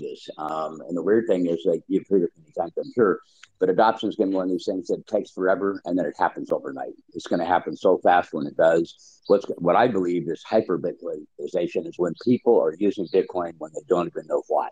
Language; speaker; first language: English; native; English